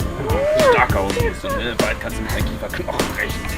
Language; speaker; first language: German; native; German